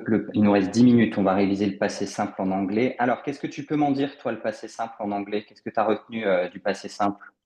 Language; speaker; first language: French; native; French